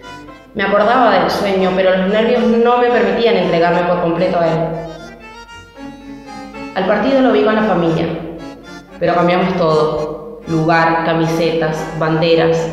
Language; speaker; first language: Spanish; native; Spanish